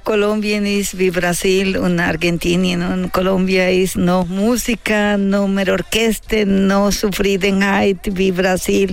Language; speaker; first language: German; non-native, learner; Spanish